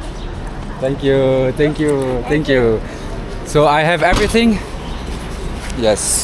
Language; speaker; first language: English; non-native, fluent; French